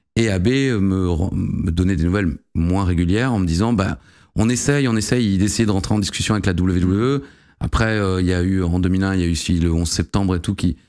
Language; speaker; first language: French; native; French